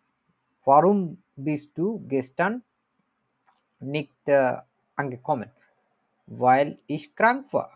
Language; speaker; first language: German; non-native, learner; Bangla